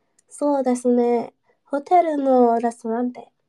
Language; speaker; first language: Japanese; non-native, learner; English